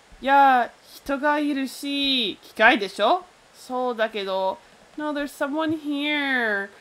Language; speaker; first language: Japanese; non-native, learner; English